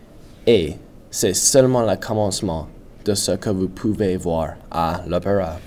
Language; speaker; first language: French; non-native, learner; English